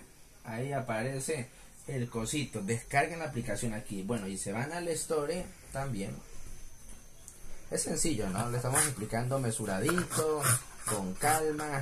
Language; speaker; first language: Spanish; native; Spanish